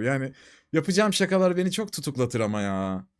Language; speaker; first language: Turkish; native; Turkish